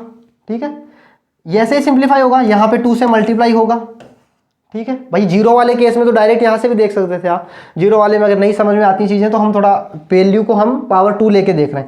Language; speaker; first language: Hindi; native; Hindi